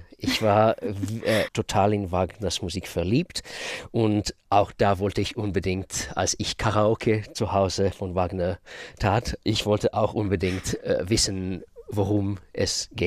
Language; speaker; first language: German; non-native, fluent; Russian